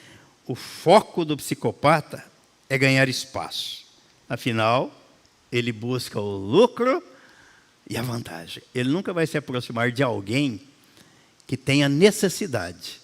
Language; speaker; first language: Portuguese; native; Portuguese